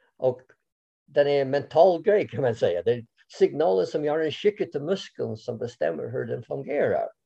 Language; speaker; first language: Swedish; non-native, fluent; English